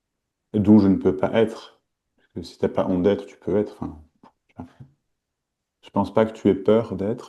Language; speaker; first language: French; native; French